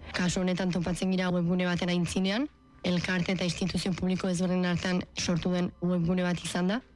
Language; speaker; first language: Basque; native; Basque